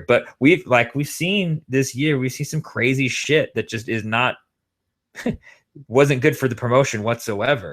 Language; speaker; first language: English; native; English